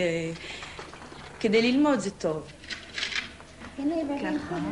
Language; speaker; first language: Hebrew; non-native, fluent; French